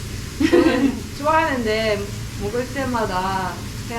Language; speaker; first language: Korean; non-native, learner; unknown